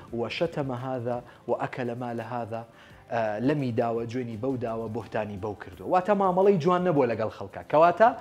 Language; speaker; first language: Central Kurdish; native; Central Kurdish